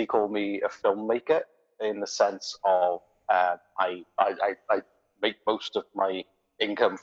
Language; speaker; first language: English; native; English